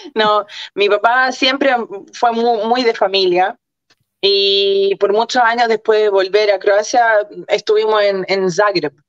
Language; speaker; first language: Spanish; early bilingual, other home language; Croatian